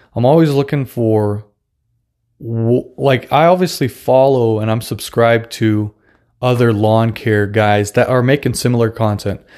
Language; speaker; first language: English; non-native, fluent; Russian